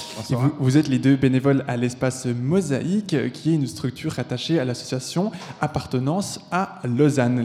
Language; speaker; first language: French; native; French